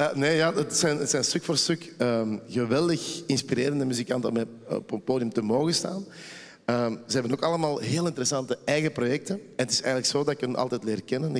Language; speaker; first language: Dutch; native; Dutch